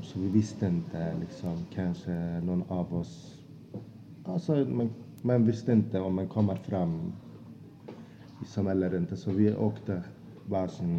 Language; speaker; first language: Swedish; non-native, fluent; Azerbaijani